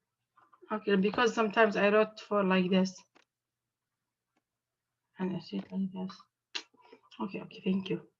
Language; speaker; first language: English; non-native, fluent; Arabic